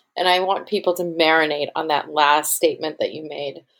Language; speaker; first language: English; native; English